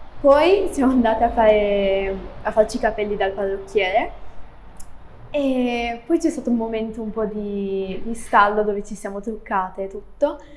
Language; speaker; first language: Italian; native; Italian